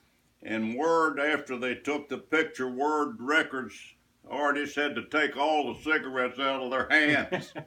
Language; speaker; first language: English; native; English